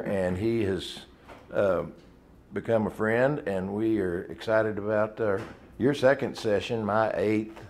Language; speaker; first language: English; native; English